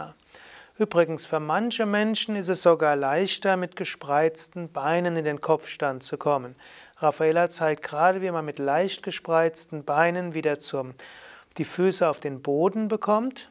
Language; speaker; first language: German; native; German